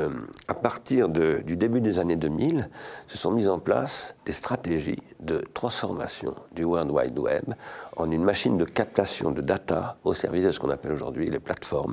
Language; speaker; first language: French; native; French